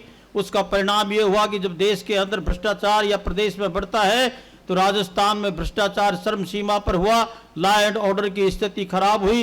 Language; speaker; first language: Hindi; native; Hindi